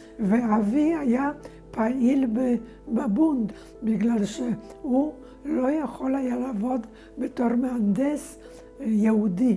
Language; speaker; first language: Hebrew; non-native, fluent; Polish